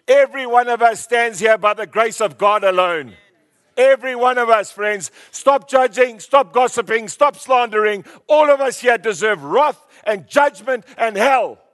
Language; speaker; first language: English; native; English